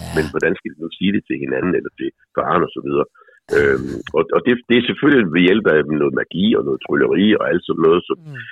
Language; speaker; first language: Danish; native; Danish